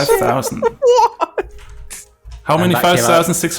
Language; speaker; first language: English; native; English